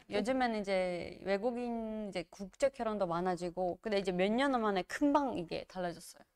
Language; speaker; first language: Korean; non-native, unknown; Georgian